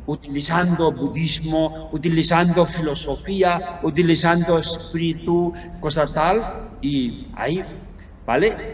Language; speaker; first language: Spanish; non-native, learner; Tibetan